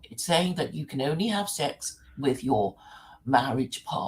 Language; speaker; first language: English; native; English